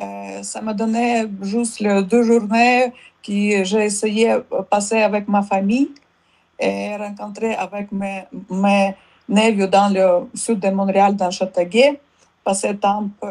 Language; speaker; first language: French; non-native, learner; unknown